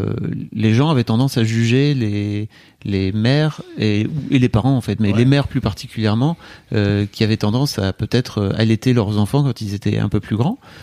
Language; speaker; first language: French; native; French